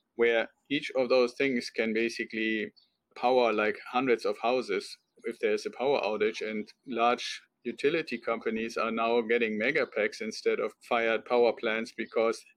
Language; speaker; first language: English; non-native, fluent; German